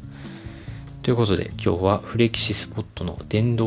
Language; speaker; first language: Japanese; native; Japanese